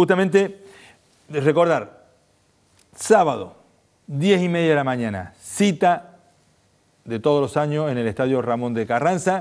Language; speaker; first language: Spanish; native; Spanish